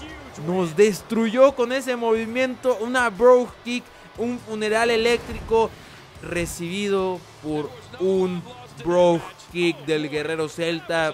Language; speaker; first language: Spanish; native; Spanish